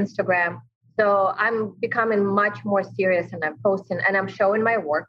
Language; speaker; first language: English; non-native, fluent; Ukrainian